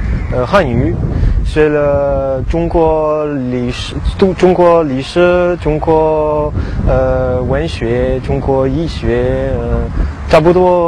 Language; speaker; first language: Chinese; non-native, learner; French